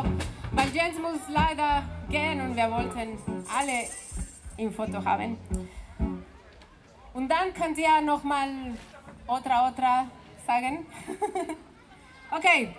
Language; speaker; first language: German; non-native, fluent; Spanish